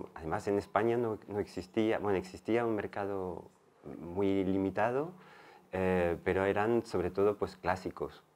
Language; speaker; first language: Spanish; non-native, fluent; French